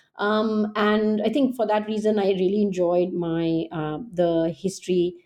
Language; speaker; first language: English; non-native, local second language; Hindi